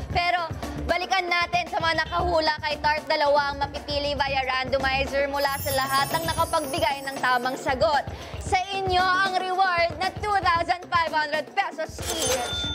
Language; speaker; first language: Filipino; native; Filipino